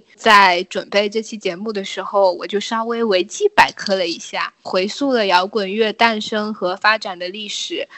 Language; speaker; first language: Chinese; native; Chinese